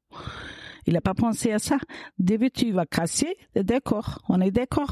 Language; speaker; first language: French; non-native, learner; Kurdish